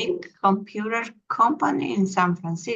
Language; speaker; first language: English; non-native, learner; Spanish